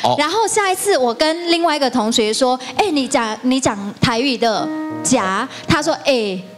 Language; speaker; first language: Chinese; non-native, fluent; Vietnamese